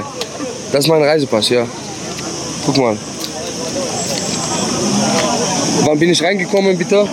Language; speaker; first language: German; non-native, fluent; Arabic